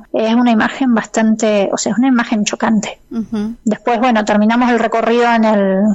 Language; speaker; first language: Spanish; native; Spanish